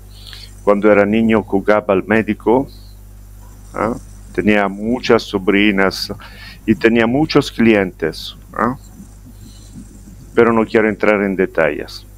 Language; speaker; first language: Spanish; non-native, fluent; Italian